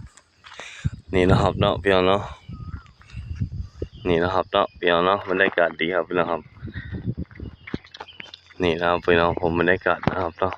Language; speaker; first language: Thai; non-native, local second language; Northeastern Thai